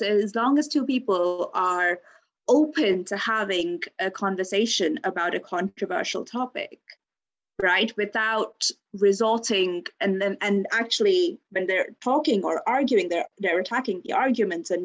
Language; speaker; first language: English; non-native, local second language; Bangla